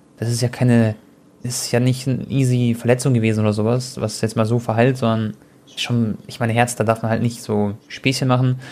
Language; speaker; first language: German; early bilingual, other home language; Croatian